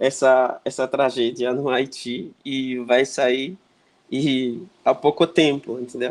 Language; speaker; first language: Portuguese; non-native, fluent; Haitian Creole